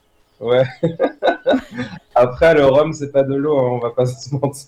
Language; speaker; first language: French; native; French